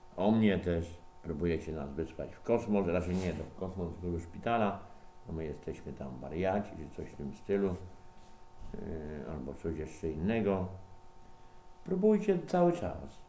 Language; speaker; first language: Polish; native; Polish